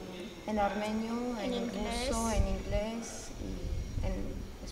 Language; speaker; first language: Spanish; non-native, fluent; Armenian